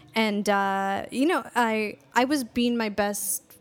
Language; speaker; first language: English; native; English